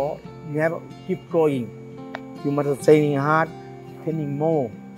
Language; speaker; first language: English; non-native, learner; Thai